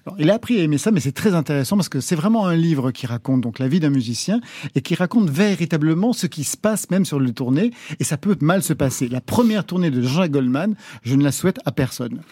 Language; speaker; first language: French; native; French